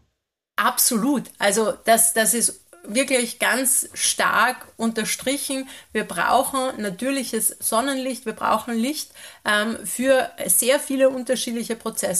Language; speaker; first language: German; native; German